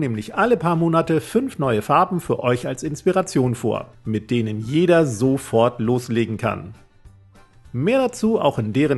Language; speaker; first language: German; native; German